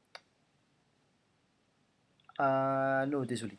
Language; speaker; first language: French; non-native, learner; Indonesian